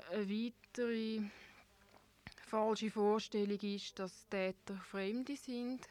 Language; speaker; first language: German; native; German